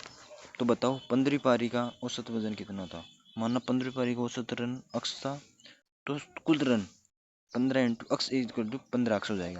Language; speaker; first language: Hindi; native; Hindi